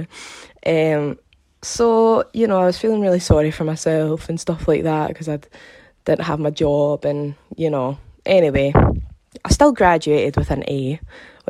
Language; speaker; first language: English; native; English